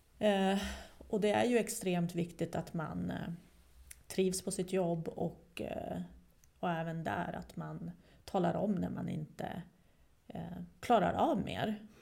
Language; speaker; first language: Swedish; non-native, fluent; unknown